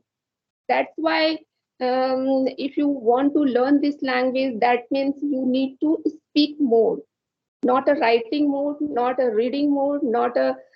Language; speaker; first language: English; non-native, learner; Hindi